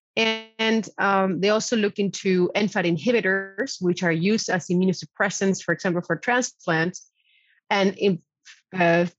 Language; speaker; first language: English; non-native, fluent; Spanish